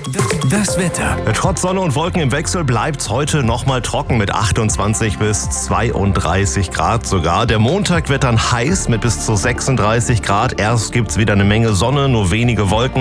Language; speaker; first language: German; native; German